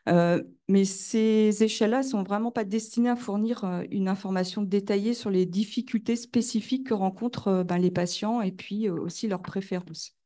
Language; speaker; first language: French; native; French